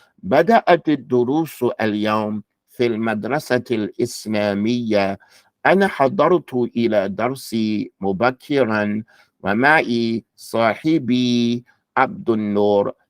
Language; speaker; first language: Arabic; non-native, fluent; English